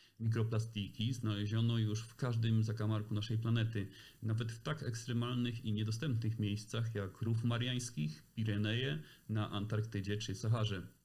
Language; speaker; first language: Polish; native; Polish